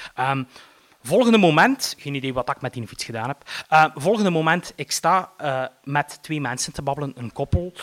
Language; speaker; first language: Dutch; native; Dutch